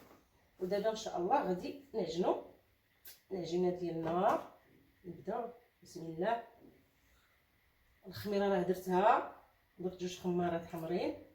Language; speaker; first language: Arabic; native; Arabic